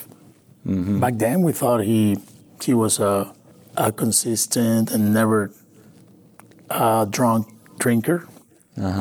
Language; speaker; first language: English; non-native, fluent; Spanish